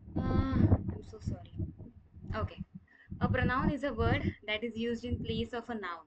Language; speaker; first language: English; non-native, local second language; Marathi